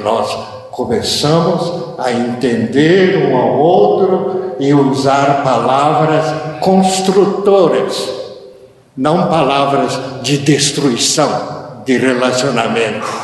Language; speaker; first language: Portuguese; early bilingual, other home language; Japanese